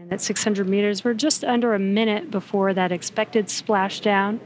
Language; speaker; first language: English; native; English